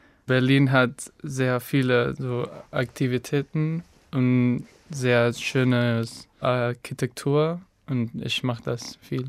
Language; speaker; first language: German; non-native, learner; Spanish